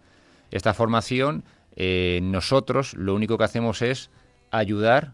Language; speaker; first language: Spanish; native; Spanish